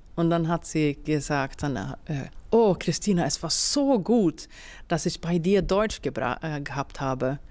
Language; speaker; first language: German; non-native, fluent; Swedish